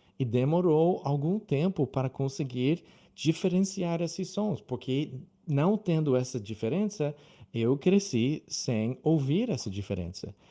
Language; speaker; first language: Portuguese; non-native, fluent; English